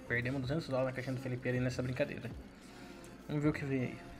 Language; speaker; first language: Portuguese; native; Portuguese